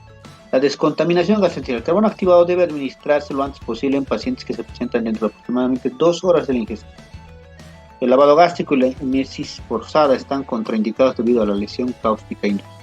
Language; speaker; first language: Spanish; native; Spanish